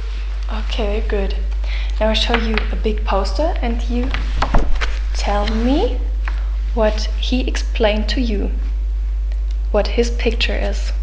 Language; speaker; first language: English; non-native, fluent; German